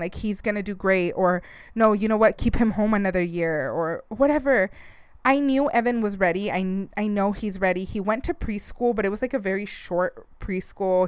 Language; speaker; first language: English; early bilingual, other home language; Spanish